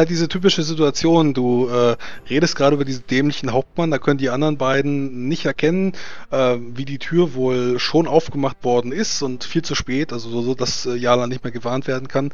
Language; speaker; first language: German; native; German